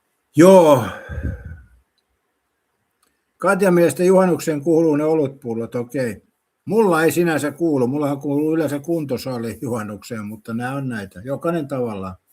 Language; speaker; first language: Finnish; native; Finnish